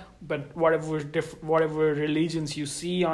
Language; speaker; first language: English; non-native, local second language; Telugu